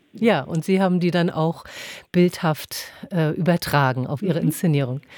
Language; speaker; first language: German; native; German